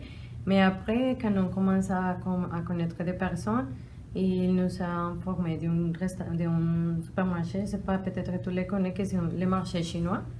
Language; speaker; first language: French; non-native, learner; Spanish